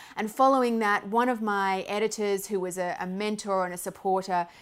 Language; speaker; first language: English; native; English